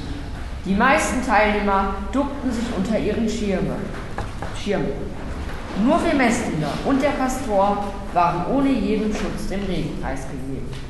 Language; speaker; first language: German; native; German